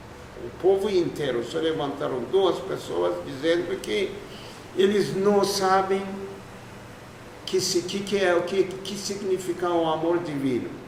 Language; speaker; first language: Portuguese; non-native, fluent; Turkish